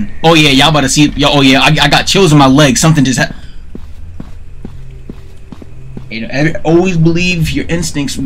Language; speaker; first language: English; native; English